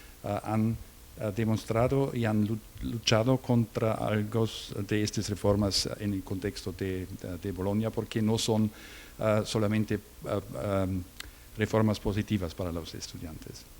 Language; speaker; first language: Spanish; non-native, learner; German